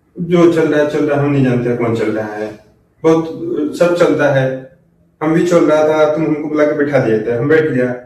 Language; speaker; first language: Hindi; non-native, local second language; Bangla